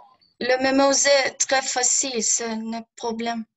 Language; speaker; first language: French; non-native, learner; Turkish